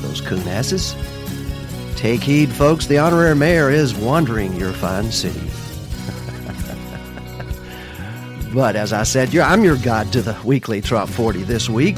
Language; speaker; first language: English; native; English